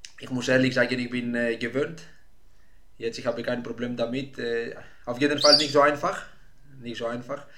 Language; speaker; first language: German; non-native, fluent; Greek